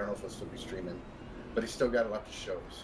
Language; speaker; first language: English; native; English